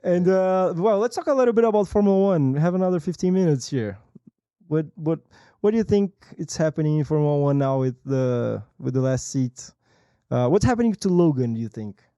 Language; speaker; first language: English; non-native, fluent; Portuguese